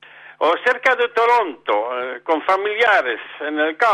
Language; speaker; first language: Spanish; non-native, fluent; Dutch